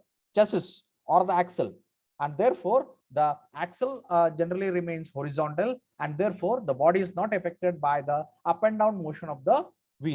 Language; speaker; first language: English; non-native, local second language; Marathi